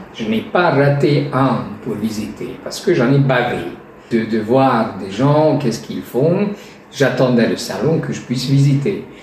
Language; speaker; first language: French; non-native, fluent; Hungarian